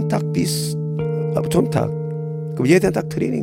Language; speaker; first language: German; non-native, learner; Korean